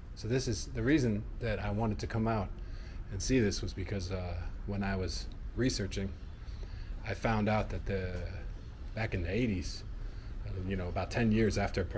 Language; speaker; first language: English; native; English